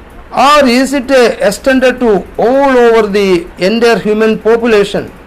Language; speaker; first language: English; non-native, local second language; Malayalam